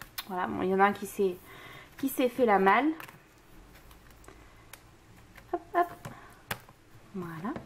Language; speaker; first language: French; native; French